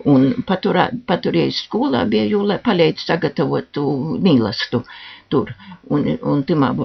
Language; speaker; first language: Latvian; native; Latvian